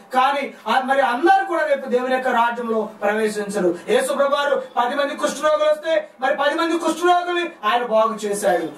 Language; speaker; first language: Telugu; non-native, local second language; Lambadi